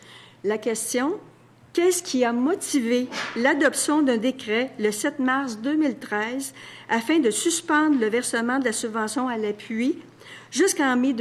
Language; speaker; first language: French; native; French